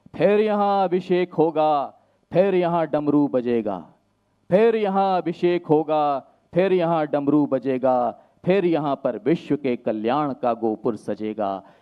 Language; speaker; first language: Hindi; native; Hindi